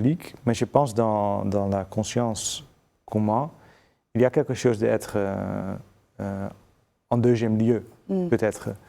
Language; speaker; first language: French; non-native, fluent; Dutch